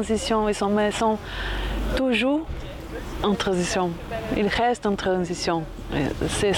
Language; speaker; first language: French; non-native, fluent; Portuguese